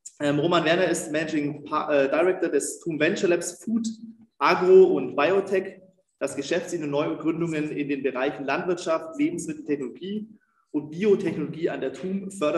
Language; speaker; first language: German; native; German